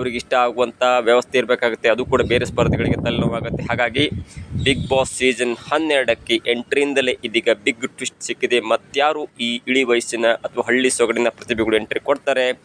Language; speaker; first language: Kannada; native; Kannada